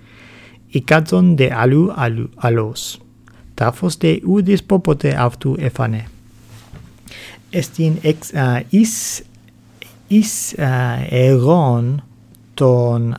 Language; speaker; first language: Greek; non-native, fluent; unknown